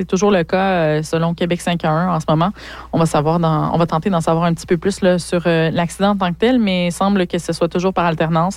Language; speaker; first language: French; native; French